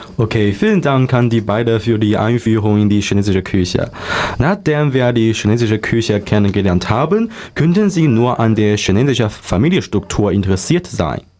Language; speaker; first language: German; non-native, learner; Chinese